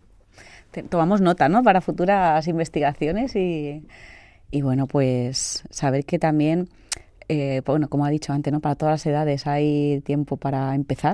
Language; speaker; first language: Spanish; native; Spanish